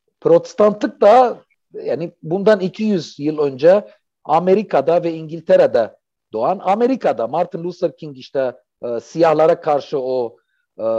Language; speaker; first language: Turkish; non-native, fluent; Arabic